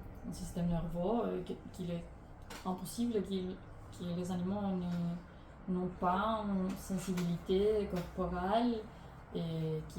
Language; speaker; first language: French; non-native, learner; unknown